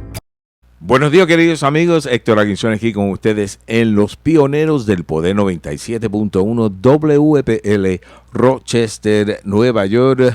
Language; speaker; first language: Spanish; early bilingual, heritage; Spanish